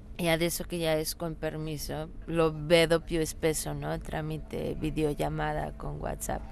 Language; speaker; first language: Italian; non-native, learner; Spanish